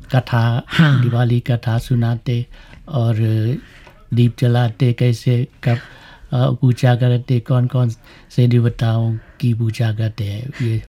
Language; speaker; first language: Hindi; non-native, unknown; Thai